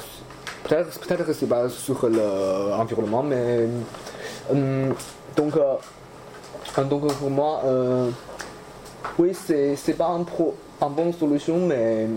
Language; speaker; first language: French; non-native, learner; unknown